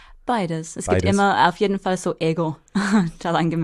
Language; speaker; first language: German; non-native, fluent; English